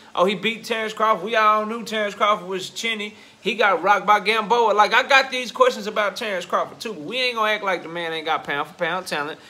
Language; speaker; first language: English; native; English